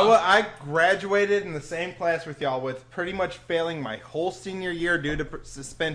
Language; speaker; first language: English; native; English